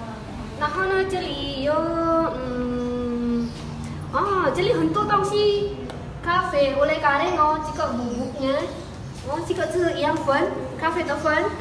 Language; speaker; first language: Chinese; non-native, learner; Indonesian